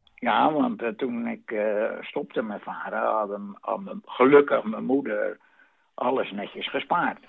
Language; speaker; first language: Dutch; native; Dutch